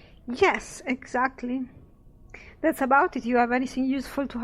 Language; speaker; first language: English; non-native, fluent; Italian